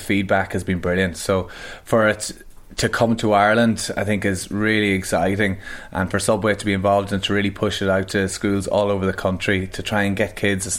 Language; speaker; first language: English; native; English